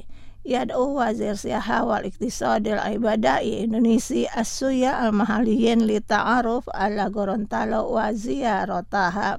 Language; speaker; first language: Arabic; non-native, fluent; Indonesian